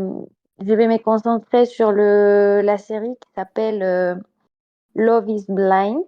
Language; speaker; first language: French; non-native, fluent; Spanish